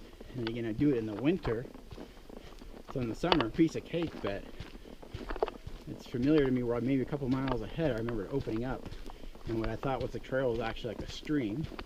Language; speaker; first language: English; native; English